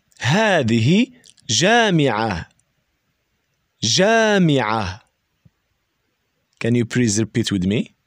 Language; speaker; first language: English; non-native, learner; Arabic